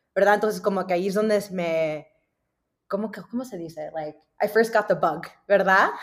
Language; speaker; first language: Spanish; early bilingual, heritage; Spanish